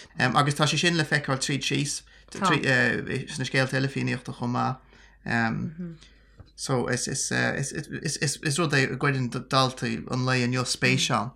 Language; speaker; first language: Irish; native; Irish